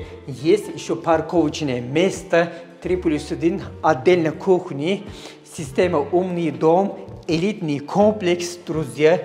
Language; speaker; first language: Russian; non-native, learner; Turkish